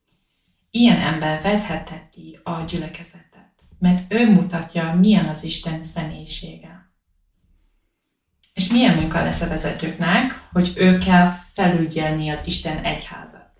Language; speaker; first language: Hungarian; non-native, learner; English